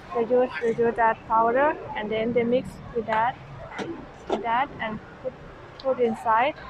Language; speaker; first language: English; non-native, learner; Thai